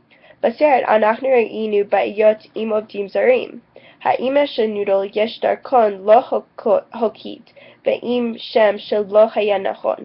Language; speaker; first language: Hebrew; non-native, learner; English